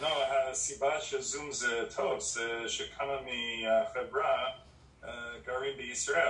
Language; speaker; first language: Hebrew; non-native, fluent; English